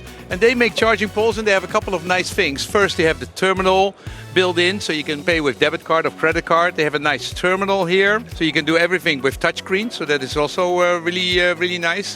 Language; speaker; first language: English; non-native, fluent; Dutch